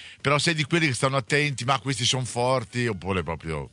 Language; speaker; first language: Italian; native; Italian